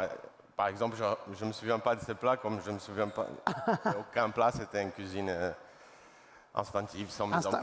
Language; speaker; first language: French; non-native, fluent; Portuguese